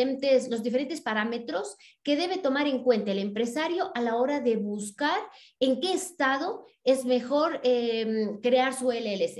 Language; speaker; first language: Spanish; native; Spanish